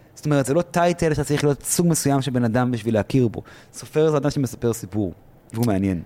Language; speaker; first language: Hebrew; early bilingual, other home language; Arabic